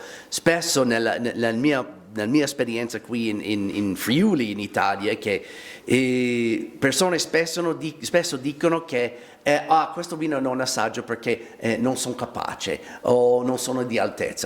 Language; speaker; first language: Italian; non-native, fluent; English